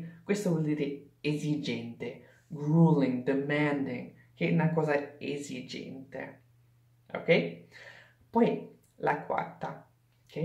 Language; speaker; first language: Italian; non-native, fluent; English